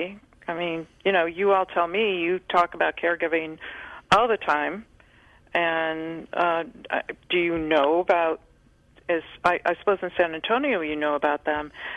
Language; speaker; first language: English; native; English